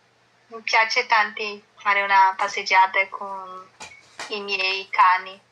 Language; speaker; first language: Italian; non-native, learner; Portuguese